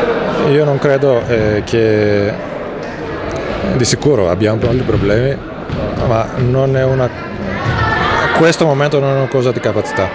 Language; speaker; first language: Italian; non-native, fluent; Greek